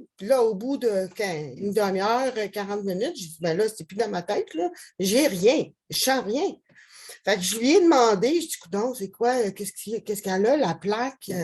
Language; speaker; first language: French; native; French